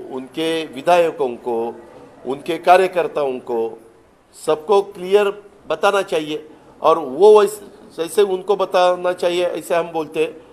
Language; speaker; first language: Hindi; non-native, local second language; Marathi